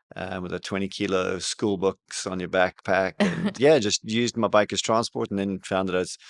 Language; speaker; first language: English; native; English